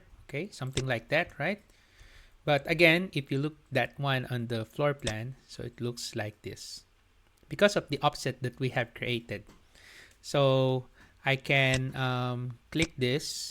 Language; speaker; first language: English; non-native, local second language; Filipino